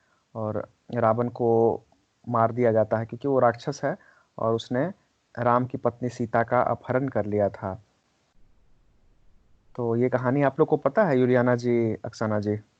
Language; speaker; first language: Hindi; native; Hindi